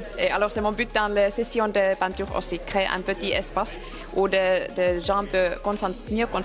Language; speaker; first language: French; non-native, learner; Finnish